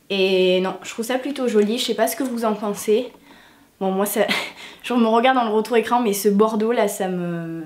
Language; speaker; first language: French; native; French